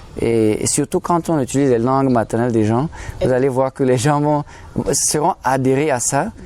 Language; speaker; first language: French; non-native, local second language; German